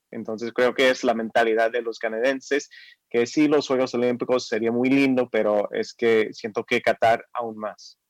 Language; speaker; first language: Spanish; non-native, fluent; English